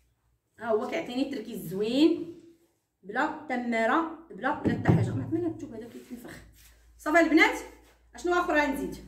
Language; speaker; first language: Arabic; native; Arabic